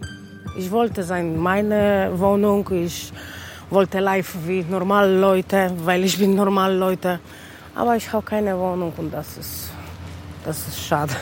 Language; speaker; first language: German; non-native, learner; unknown